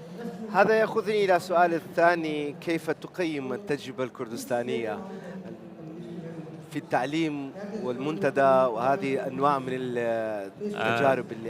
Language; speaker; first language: Arabic; non-native, local second language; Kurdish